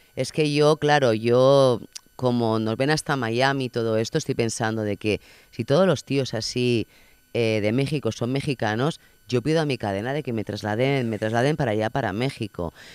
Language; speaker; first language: Spanish; non-native, local second language; Catalan